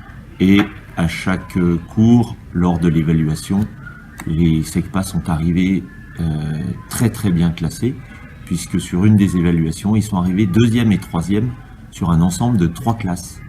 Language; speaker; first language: French; native; French